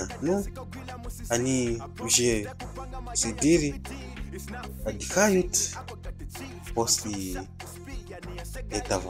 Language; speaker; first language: Russian; non-native, fluent; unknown